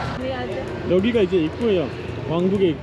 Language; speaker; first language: Korean; native; Korean